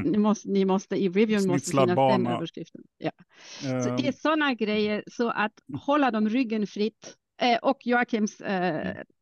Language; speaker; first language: Swedish; non-native, fluent; German